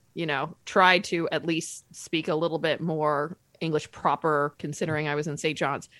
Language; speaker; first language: English; native; English